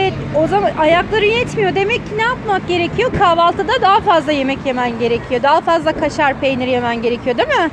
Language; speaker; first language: Turkish; native; Turkish